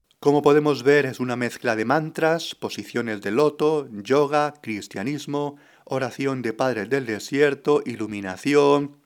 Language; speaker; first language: Spanish; native; Spanish